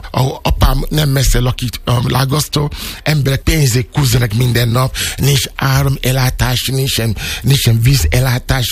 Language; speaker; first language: Hungarian; non-native, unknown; Yoruba